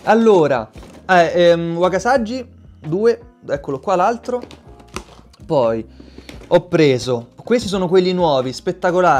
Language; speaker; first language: Italian; native; Italian